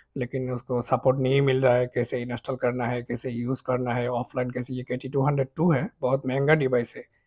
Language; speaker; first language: Hindi; non-native, fluent; Bangla